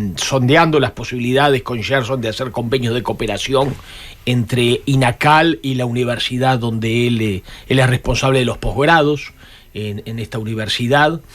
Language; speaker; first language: Spanish; native; Spanish